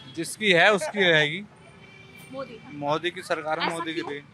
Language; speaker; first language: Hindi; native; Hindi